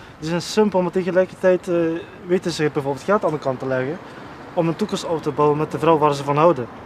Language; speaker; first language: Dutch; early bilingual, other home language; Polish